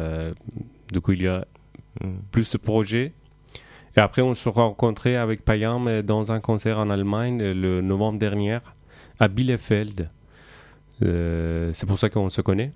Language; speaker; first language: French; non-native, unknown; Persian